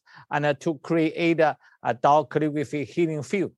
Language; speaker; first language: English; non-native, learner; Chinese